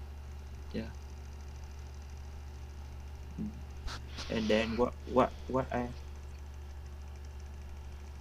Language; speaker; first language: English; non-native, learner; Vietnamese